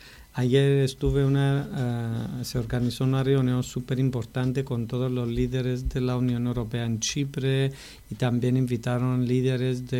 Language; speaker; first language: Spanish; non-native, fluent; Greek